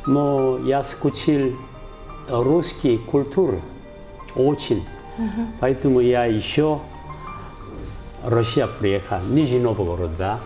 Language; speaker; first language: Russian; non-native, learner; Korean